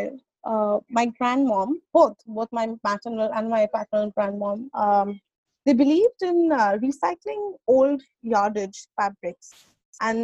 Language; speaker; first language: English; non-native, local second language; Bangla